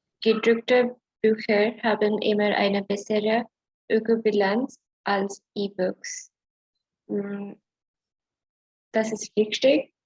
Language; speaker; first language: German; non-native, learner; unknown